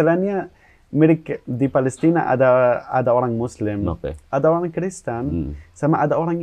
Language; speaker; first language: Indonesian; non-native, fluent; Arabic